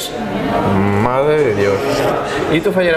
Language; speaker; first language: Spanish; native; Spanish